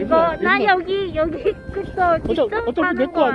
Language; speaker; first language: Korean; non-native, learner; Cantonese